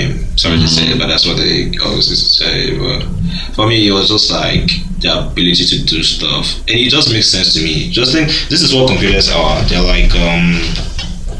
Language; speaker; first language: English; non-native, local second language; Igbo